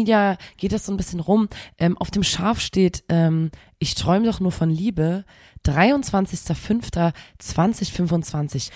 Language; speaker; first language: German; native; German